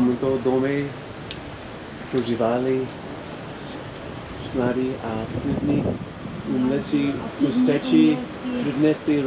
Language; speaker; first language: Czech; non-native, learner; English